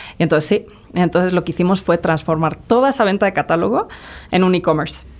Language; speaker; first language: Spanish; early bilingual, other home language; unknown